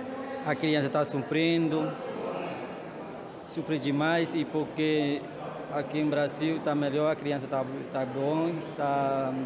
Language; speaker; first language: Portuguese; non-native, learner; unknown